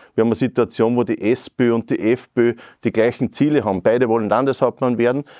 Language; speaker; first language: German; native; German